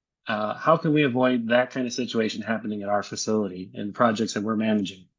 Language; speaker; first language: English; native; English